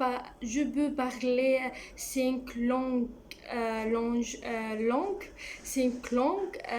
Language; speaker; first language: French; non-native, learner; Arabic